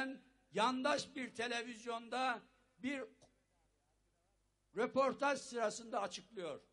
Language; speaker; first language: Turkish; native; Turkish